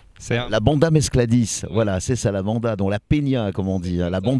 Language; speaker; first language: French; native; French